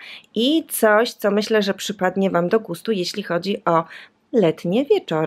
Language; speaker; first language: Polish; native; Polish